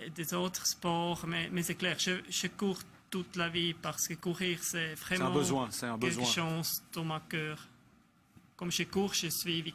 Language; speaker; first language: French; non-native, local second language; German